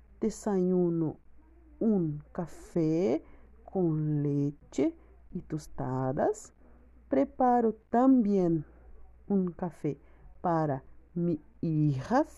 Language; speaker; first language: Spanish; non-native, learner; Portuguese